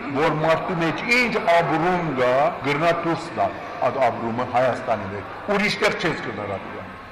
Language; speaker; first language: Armenian; early bilingual, heritage; Armenian